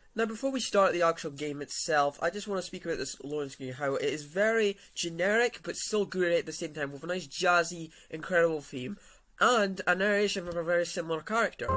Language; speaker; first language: English; native; English